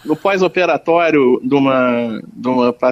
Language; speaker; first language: Portuguese; native; Portuguese